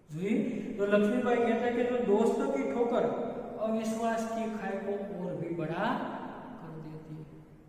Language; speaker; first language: Hindi; non-native, local second language; Gujarati